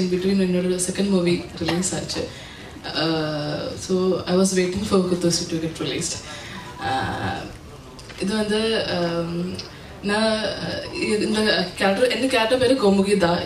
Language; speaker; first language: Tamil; non-native, learner; Malayalam